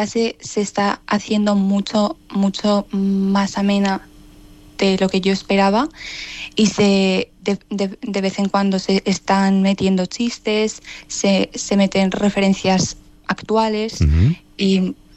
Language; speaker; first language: Spanish; native; Spanish